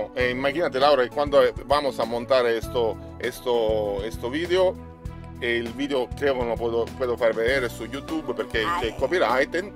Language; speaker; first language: Spanish; non-native, learner; Italian